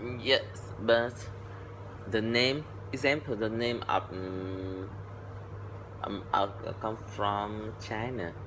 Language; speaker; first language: English; non-native, learner; Vietnamese